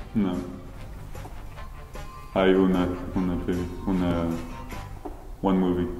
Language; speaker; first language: Spanish; non-native, learner; French